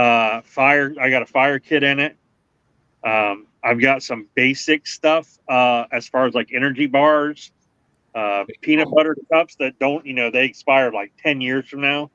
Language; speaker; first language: English; native; English